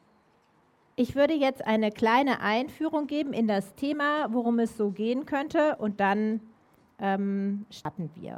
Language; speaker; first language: German; native; German